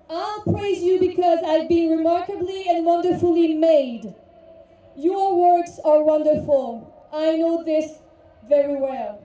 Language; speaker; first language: English; native; English